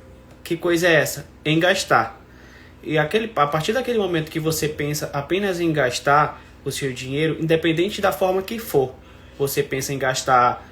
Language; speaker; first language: Portuguese; native; Portuguese